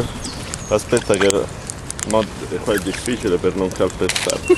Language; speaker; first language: Italian; native; Italian